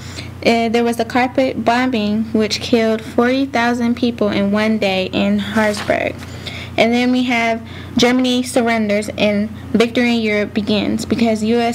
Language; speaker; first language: English; native; English